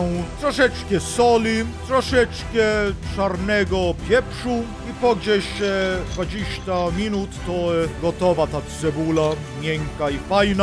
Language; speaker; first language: Polish; non-native, learner; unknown